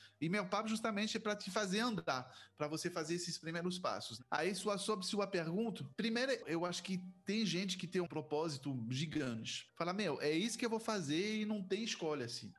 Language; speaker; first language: Portuguese; non-native, fluent; French